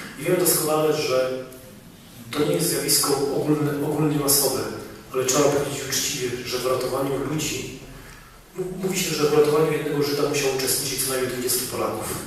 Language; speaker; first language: Polish; native; Polish